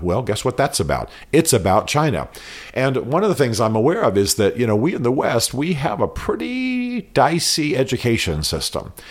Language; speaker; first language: English; native; English